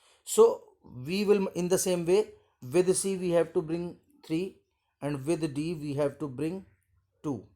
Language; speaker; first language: English; non-native, local second language; Hindi